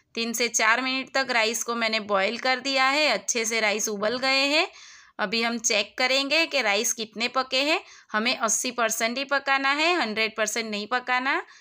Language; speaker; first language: Hindi; non-native, local second language; Gujarati